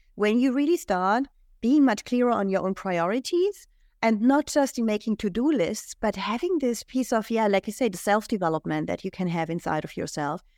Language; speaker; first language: English; non-native, fluent; German